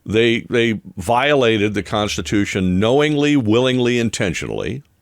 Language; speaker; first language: English; native; English